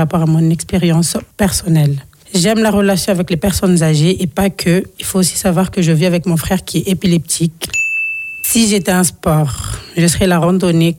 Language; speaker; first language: French; non-native, local second language; Comorian